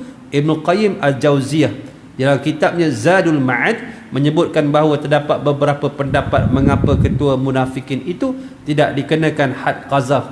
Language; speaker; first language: Malay; native; Malay